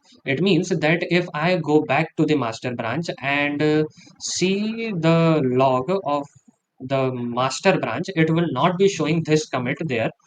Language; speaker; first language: English; non-native, local second language; Hindi